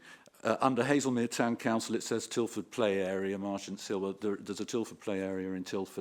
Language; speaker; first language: English; native; English